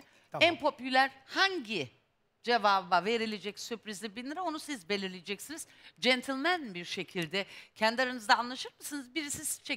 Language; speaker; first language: Turkish; native; Turkish